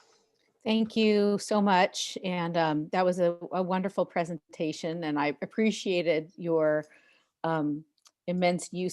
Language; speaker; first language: English; native; English